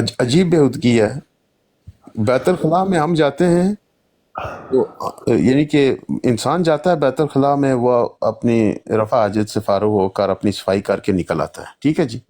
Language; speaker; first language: Urdu; non-native, local second language; Punjabi